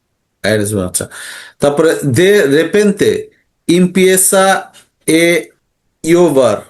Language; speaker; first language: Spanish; non-native, learner; Bangla